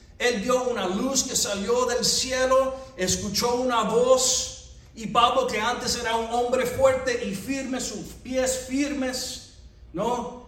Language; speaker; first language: Spanish; non-native, fluent; English